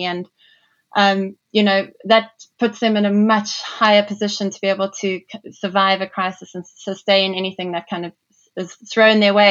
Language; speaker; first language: English; native; English